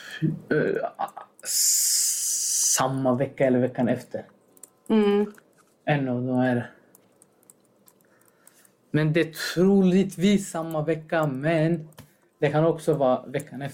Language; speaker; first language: Swedish; non-native, fluent; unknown